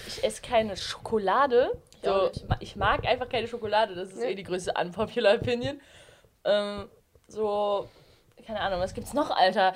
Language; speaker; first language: German; early bilingual, other home language; Slovenian